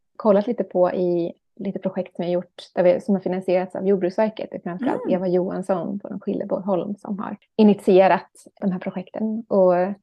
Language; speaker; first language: Swedish; native; Swedish